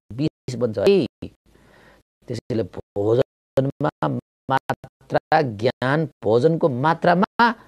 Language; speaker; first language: Nepali; native; Nepali